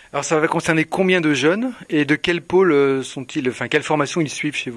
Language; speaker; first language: French; native; French